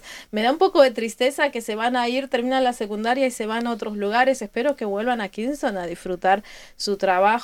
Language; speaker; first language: Spanish; native; Spanish